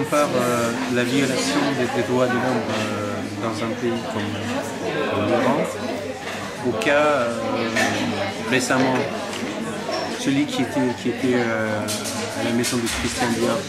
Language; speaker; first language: French; non-native, fluent; Persian